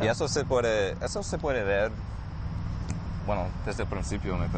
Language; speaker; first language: Spanish; non-native, fluent; English